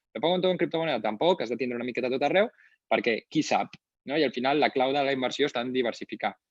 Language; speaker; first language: Catalan; non-native, local second language; Spanish